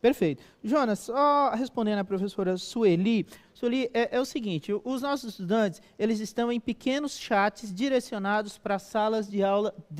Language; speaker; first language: Portuguese; native; Portuguese